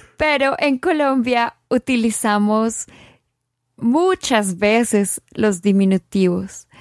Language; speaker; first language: Spanish; native; Spanish